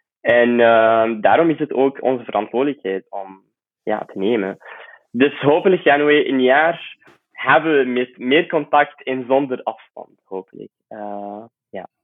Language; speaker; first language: Dutch; non-native, fluent; Arabic